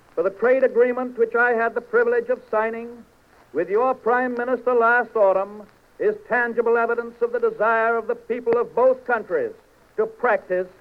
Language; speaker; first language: English; native; English